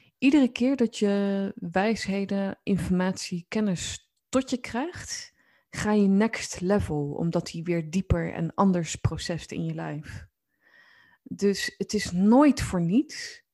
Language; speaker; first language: Dutch; native; Dutch